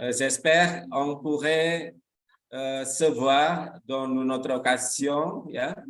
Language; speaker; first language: French; non-native, fluent; Indonesian